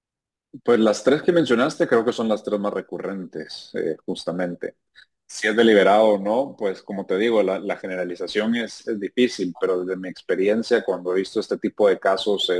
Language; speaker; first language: Spanish; native; Spanish